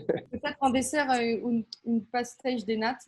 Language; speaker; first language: French; native; French